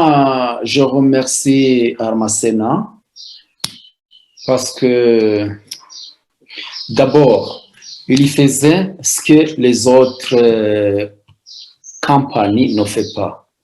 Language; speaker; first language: French; non-native, local second language; Rundi